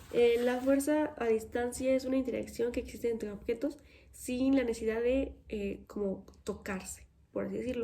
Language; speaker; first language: Spanish; native; Spanish